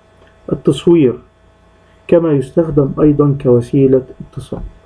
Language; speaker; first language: Arabic; native; Arabic